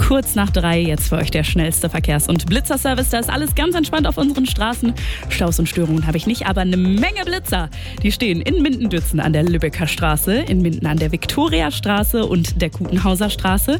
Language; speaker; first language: German; native; German